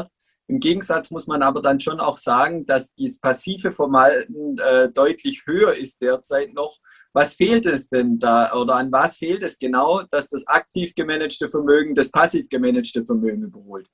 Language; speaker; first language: German; native; German